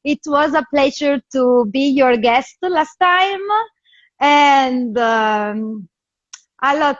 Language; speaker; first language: English; non-native, fluent; Italian